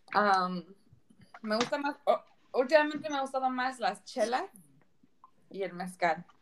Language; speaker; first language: Spanish; early bilingual, heritage; Spanish